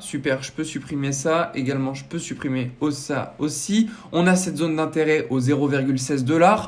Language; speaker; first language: French; native; French